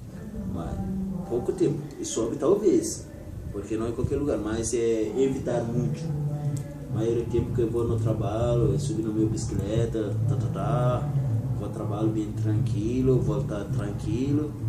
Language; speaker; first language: Portuguese; non-native, learner; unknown